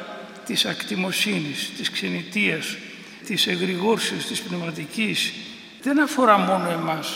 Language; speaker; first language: Greek; native; Greek